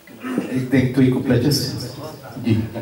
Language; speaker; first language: Dutch; non-native, fluent; Urdu